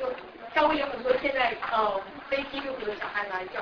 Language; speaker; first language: Chinese; native; Chinese